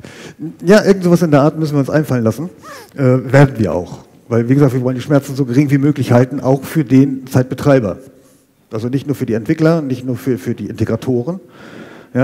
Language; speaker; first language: German; native; German